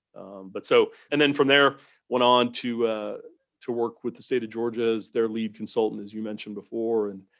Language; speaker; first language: English; native; English